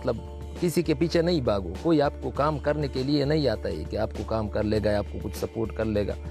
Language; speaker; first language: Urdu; non-native, local second language; Pashto